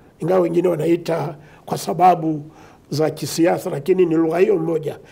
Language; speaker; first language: Swahili; non-native, local second language; Kinyarwanda